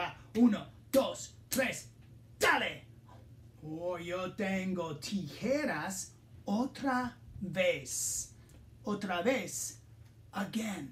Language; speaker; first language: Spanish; non-native, fluent; English